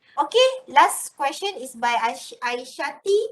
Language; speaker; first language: English; non-native, local second language; Malay